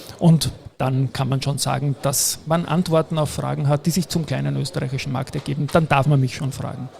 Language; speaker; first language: German; native; German